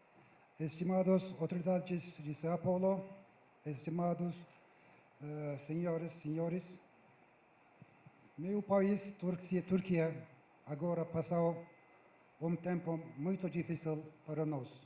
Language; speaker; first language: Portuguese; non-native, learner; Turkish